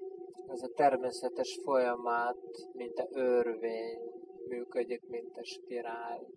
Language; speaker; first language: Hungarian; non-native, fluent; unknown